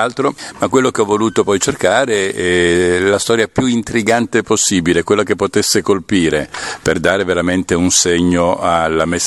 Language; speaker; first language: Italian; native; Italian